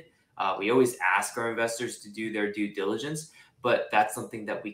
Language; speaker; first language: English; non-native, local second language; Japanese